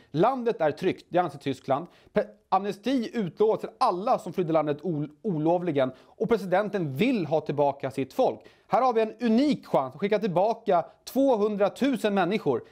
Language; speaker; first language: Swedish; native; Swedish